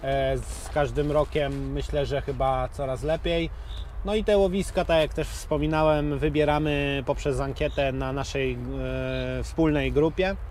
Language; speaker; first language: Polish; native; Polish